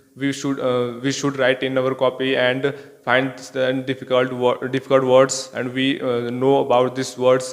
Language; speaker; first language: English; non-native, learner; Hindi